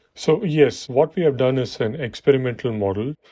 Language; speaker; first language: English; non-native, local second language; Tamil